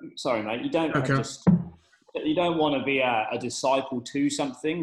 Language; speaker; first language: English; native; English